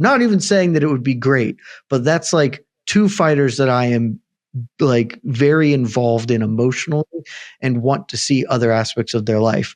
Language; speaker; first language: English; native; English